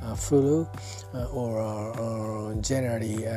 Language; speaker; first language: English; non-native, learner; Japanese